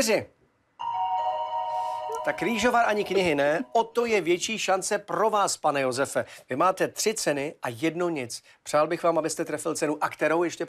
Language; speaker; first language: Czech; native; Czech